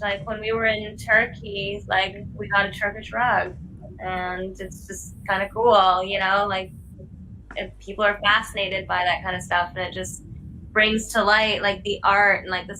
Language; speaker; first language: English; non-native, fluent; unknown